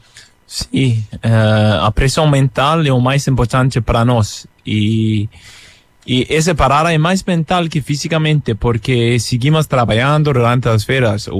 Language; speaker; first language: Portuguese; non-native, fluent; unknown